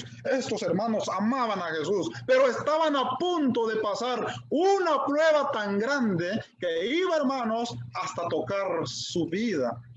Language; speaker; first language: Spanish; native; Spanish